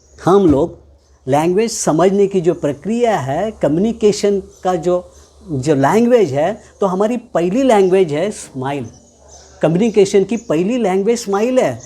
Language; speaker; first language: Hindi; non-native, local second language; Marathi